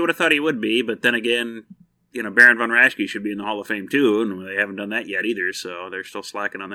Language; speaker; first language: English; native; English